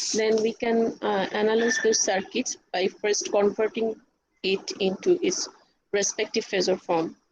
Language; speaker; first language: English; non-native, local second language; Bangla